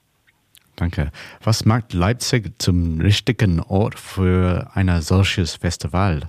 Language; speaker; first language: German; non-native, learner; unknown